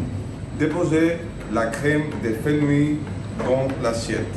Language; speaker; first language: French; non-native, learner; Greek